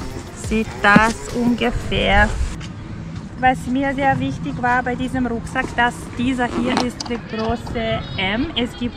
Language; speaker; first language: German; non-native, fluent; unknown